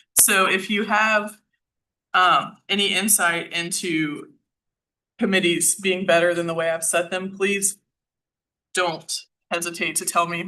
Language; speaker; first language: English; native; English